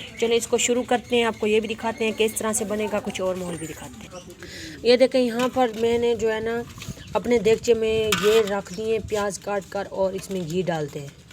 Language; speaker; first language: Urdu; non-native, local second language; Punjabi